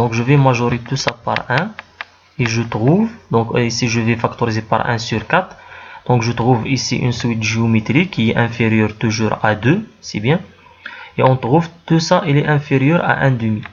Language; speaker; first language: French; non-native, local second language; Arabic